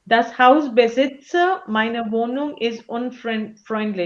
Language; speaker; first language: German; non-native, learner; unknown